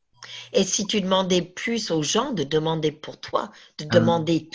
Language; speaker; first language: French; native; French